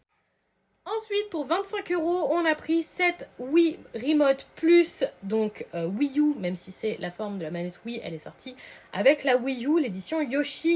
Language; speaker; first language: French; native; French